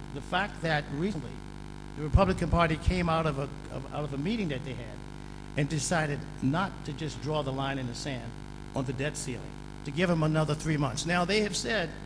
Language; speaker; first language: English; native; English